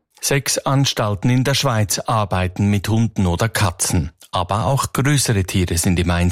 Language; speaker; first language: German; native; German